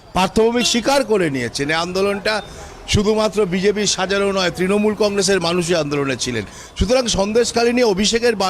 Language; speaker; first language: Bangla; native; Bangla